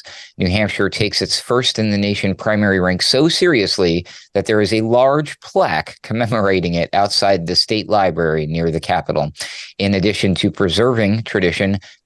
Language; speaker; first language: English; native; English